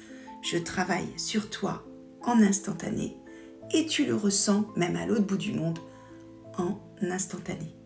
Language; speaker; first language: French; native; French